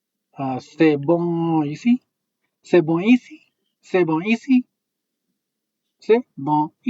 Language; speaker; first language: French; non-native, learner; English